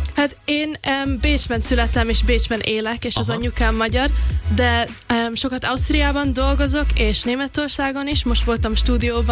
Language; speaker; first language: Hungarian; early bilingual, heritage; Hungarian